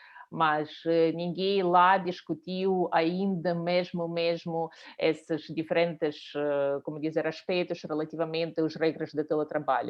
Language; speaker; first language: Portuguese; non-native, fluent; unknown